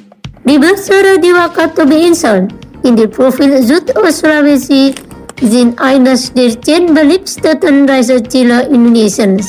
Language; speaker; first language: German; non-native, fluent; Indonesian